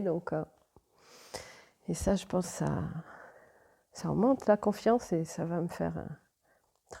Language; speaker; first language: French; non-native, fluent; Portuguese